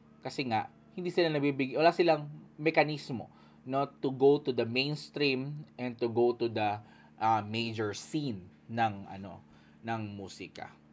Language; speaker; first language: Filipino; native; Filipino